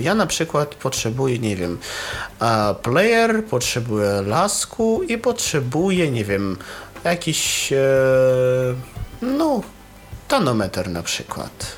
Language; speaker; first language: Polish; non-native, fluent; Russian